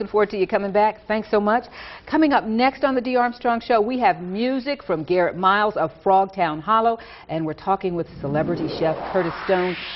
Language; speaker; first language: English; native; English